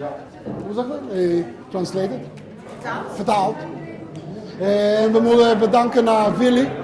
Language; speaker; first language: Dutch; non-native, learner; Hebrew